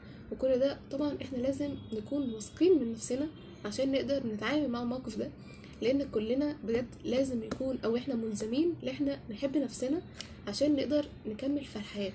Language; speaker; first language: Arabic; native; Arabic